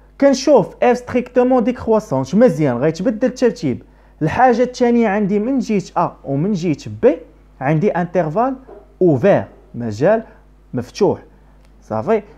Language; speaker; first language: Arabic; native; Arabic